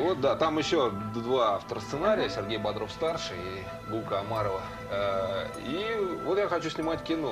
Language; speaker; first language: Russian; native; Russian